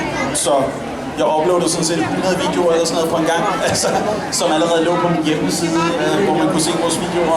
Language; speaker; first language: Danish; native; Danish